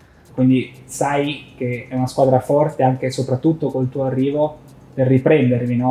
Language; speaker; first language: Italian; native; Italian